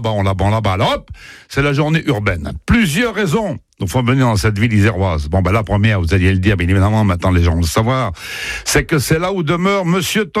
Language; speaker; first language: French; native; French